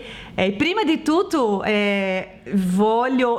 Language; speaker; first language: Italian; non-native, learner; Portuguese